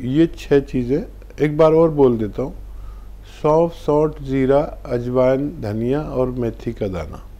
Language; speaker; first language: Hindi; native; Hindi